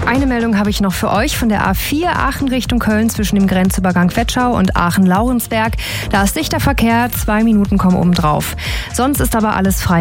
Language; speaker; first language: German; native; German